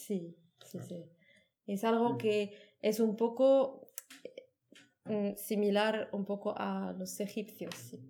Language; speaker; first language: Spanish; non-native, learner; Arabic